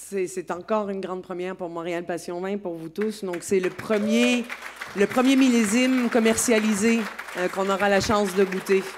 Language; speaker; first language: French; native; French